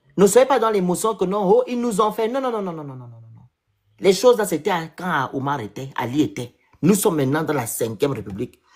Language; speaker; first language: French; native; French